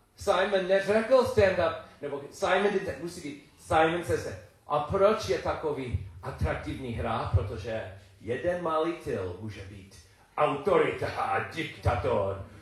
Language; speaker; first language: Czech; non-native, learner; English